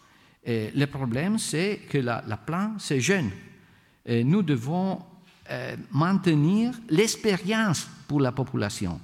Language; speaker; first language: French; non-native, fluent; Italian